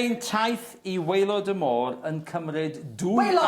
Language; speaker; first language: Welsh; non-native, fluent; English